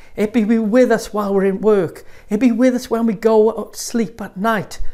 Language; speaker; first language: English; native; English